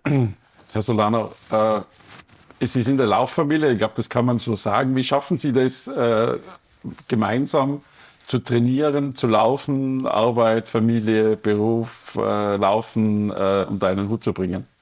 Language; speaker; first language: German; native; German